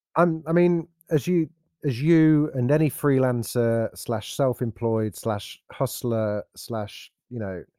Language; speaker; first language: English; native; English